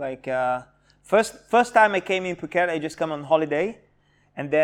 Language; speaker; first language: English; non-native, fluent; Portuguese